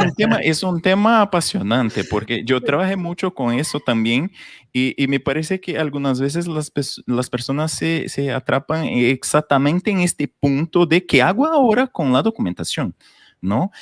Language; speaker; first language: Spanish; non-native, fluent; Portuguese